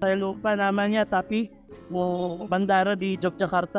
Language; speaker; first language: Indonesian; non-native, fluent; Filipino